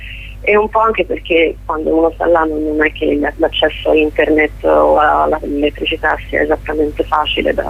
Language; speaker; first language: Italian; native; Italian